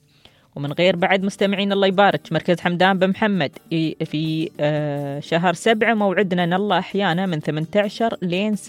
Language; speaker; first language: Arabic; native; Arabic